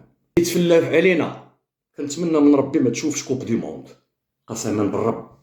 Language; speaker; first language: Arabic; native; Arabic